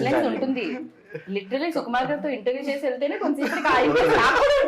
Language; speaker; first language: Telugu; native; Telugu